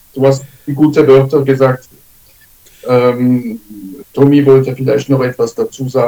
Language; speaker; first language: German; non-native, fluent; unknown